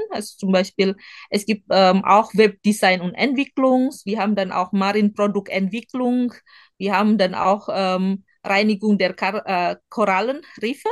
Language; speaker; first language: German; non-native, learner; Indonesian